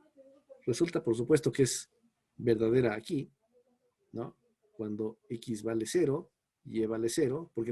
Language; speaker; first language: Spanish; native; Spanish